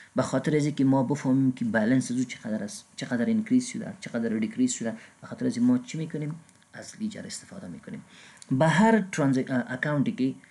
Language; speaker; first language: Persian; non-native, local second language; Pashto